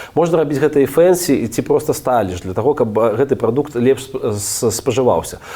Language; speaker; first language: Belarusian; non-native, local second language; Russian